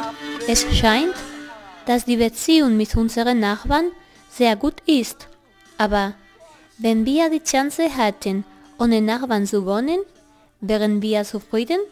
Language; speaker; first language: German; non-native, learner; Spanish